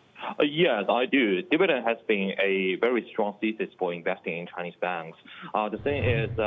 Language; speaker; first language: English; non-native, fluent; Chinese